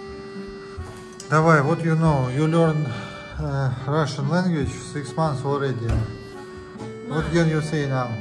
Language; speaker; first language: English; non-native, learner; Russian